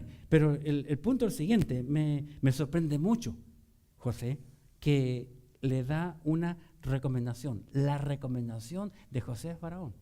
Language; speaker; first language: Spanish; native; Spanish